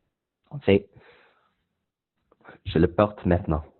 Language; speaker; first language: French; non-native, learner; English